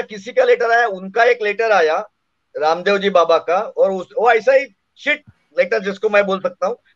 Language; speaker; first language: Hindi; non-native, local second language; Marathi